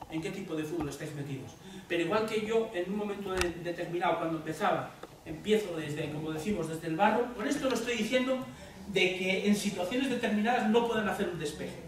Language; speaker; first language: Spanish; native; Spanish